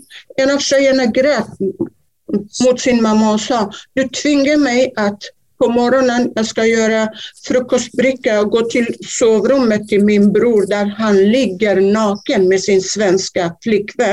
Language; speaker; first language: Swedish; non-native, fluent; Kurdish